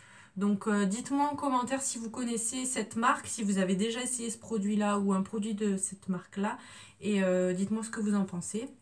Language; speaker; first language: French; native; French